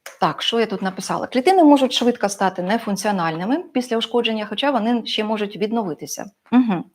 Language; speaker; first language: Ukrainian; non-native, local second language; Russian